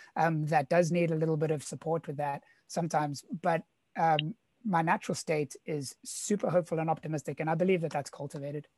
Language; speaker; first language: English; native; English